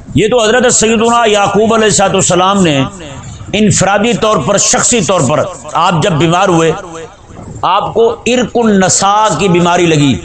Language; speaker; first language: Urdu; non-native, local second language; Punjabi